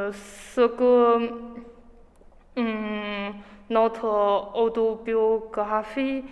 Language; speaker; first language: French; non-native, learner; Chinese